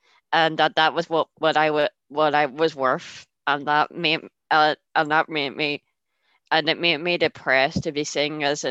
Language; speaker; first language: English; native; English